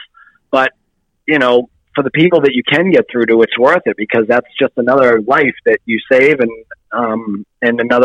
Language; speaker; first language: English; native; English